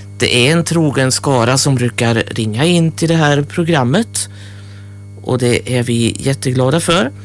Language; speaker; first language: Swedish; native; Swedish